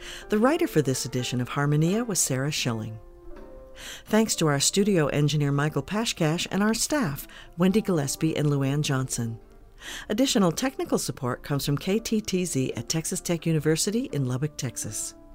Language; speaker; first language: English; native; English